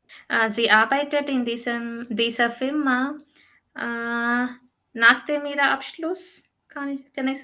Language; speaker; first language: German; non-native, learner; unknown